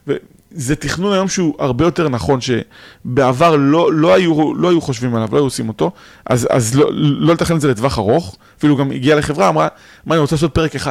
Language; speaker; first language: Hebrew; native; Hebrew